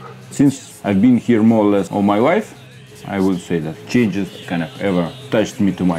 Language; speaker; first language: English; non-native, fluent; Russian